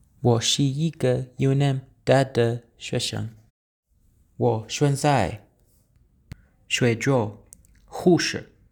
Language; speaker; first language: Chinese; non-native, learner; English